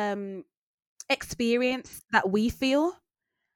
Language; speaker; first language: English; native; English